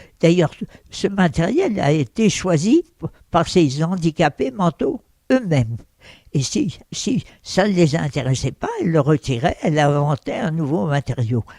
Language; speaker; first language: French; early bilingual, other home language; Russian